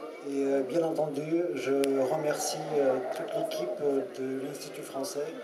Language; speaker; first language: French; non-native, fluent; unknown